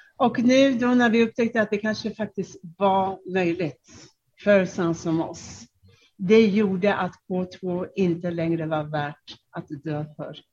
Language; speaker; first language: Swedish; non-native, fluent; Czech